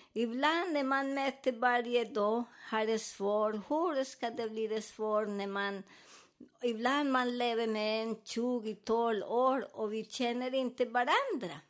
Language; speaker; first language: Swedish; non-native, learner; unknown